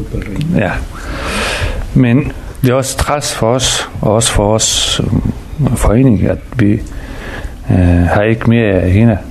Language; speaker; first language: Danish; non-native, learner; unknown